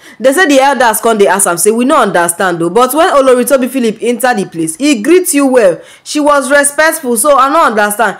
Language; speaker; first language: Nigerian Pidgin; non-native, local second language; Yoruba